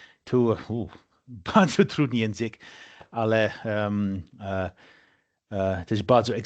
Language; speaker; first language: Polish; non-native, fluent; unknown